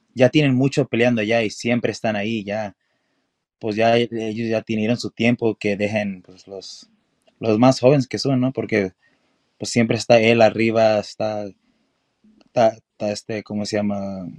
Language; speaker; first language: Spanish; early bilingual, heritage; Spanish